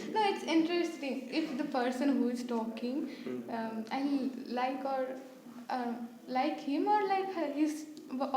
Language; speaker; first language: English; non-native, fluent; Bangla